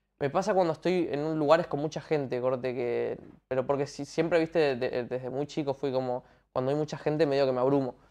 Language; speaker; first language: Spanish; native; Spanish